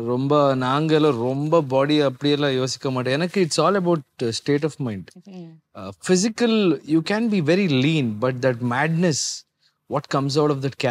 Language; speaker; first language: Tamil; non-native, local second language; Kannada